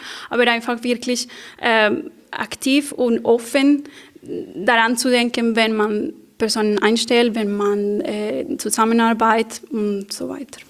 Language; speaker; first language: German; non-native, fluent; Spanish